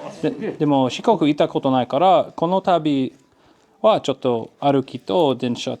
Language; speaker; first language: Japanese; non-native, learner; English